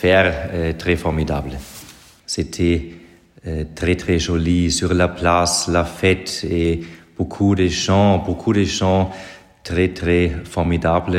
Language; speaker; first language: French; non-native, learner; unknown